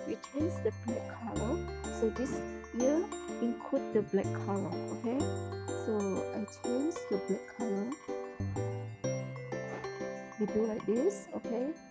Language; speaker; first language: English; non-native, learner; Indonesian